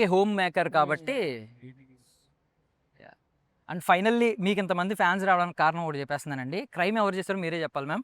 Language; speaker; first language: Telugu; native; Telugu